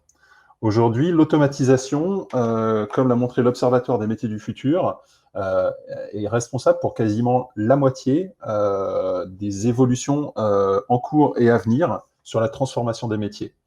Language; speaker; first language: French; native; French